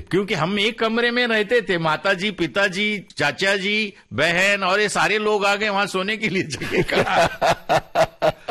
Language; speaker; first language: Hindi; non-native, local second language; Marathi